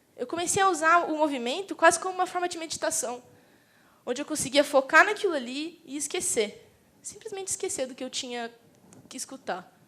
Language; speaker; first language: Portuguese; native; Portuguese